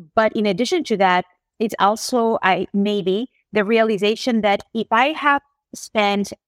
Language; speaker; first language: English; non-native, fluent; Spanish